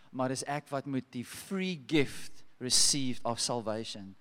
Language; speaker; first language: English; non-native, local second language; Afrikaans